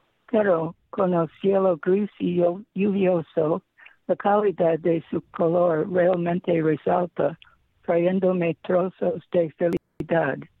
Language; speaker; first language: Spanish; non-native, fluent; English